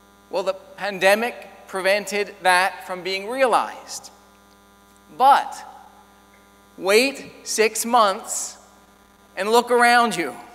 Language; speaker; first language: English; native; English